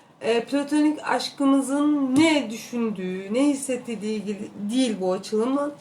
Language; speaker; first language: Turkish; native; Turkish